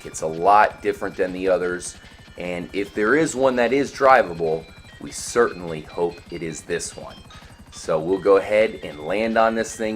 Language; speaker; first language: English; native; English